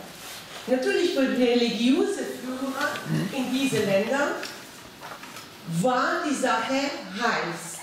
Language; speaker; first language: German; non-native, fluent; Persian